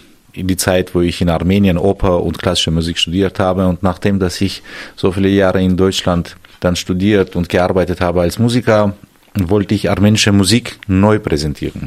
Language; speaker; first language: German; non-native, fluent; Armenian